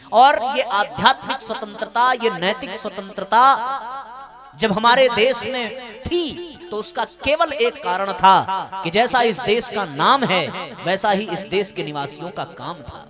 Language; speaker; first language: Hindi; native; Hindi